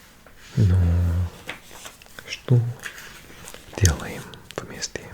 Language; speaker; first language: Russian; non-native, learner; English